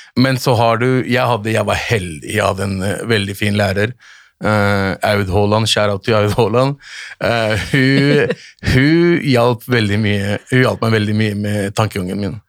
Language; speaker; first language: Norwegian; early bilingual, other home language; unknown